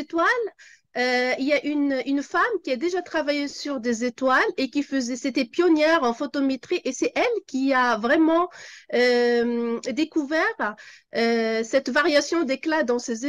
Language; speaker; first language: French; non-native, local second language; Arabic